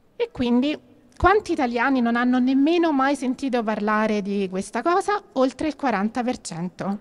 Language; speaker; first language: Italian; native; Italian